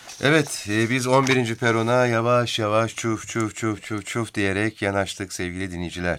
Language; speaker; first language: Turkish; native; Turkish